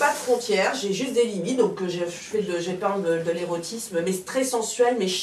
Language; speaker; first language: French; native; French